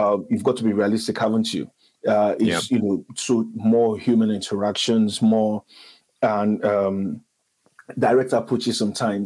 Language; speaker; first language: English; non-native, local second language; Igbo